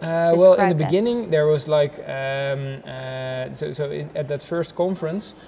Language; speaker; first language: English; non-native, fluent; Dutch